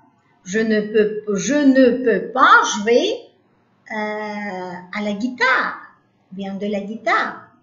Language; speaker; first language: French; non-native, learner; Uzbek